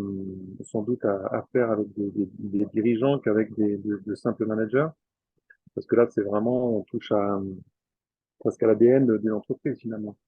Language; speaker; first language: French; native; French